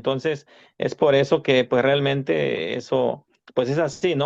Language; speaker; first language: Spanish; native; Spanish